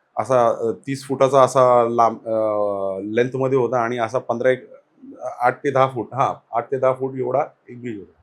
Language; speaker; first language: Marathi; native; Marathi